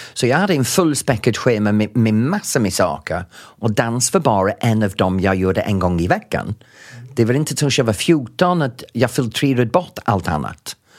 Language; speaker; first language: Swedish; non-native, fluent; English